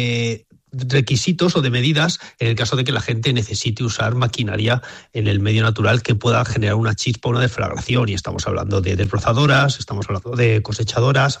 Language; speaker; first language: Spanish; native; Spanish